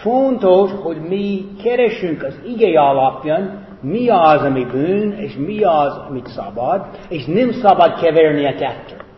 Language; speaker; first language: Hungarian; non-native, fluent; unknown